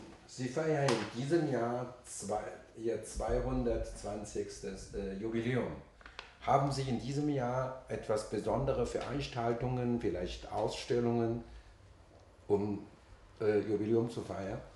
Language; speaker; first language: German; non-native, fluent; Chinese